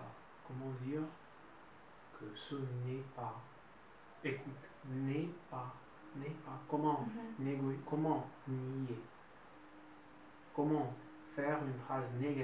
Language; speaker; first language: French; non-native, fluent; Russian